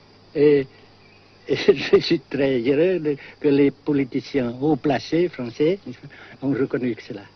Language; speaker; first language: French; non-native, fluent; Vietnamese